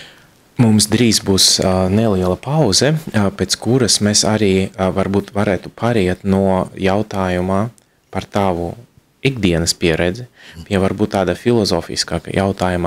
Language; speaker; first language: Latvian; non-native, local second language; Russian